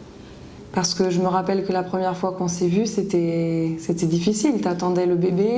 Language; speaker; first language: French; native; French